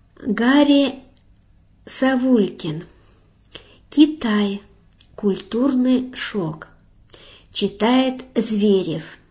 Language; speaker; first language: Russian; native; Russian